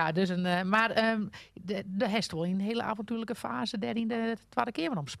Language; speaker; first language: Dutch; non-native, local second language; Western Frisian